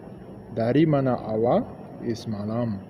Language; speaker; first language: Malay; non-native, learner; Nepali